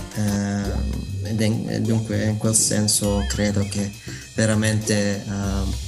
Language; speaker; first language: Italian; non-native, fluent; Dutch